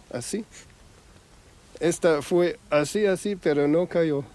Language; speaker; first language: Spanish; non-native, fluent; German